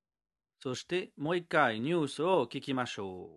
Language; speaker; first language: Japanese; non-native, learner; French